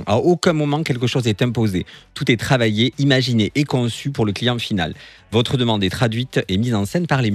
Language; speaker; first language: French; native; French